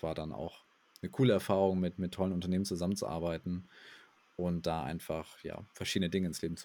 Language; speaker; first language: German; native; German